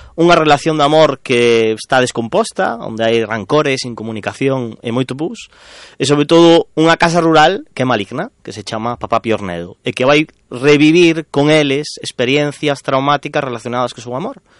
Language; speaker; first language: Galician; non-native, local second language; Spanish